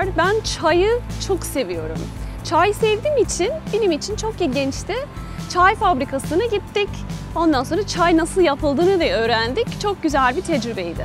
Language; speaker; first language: Turkish; non-native, fluent; English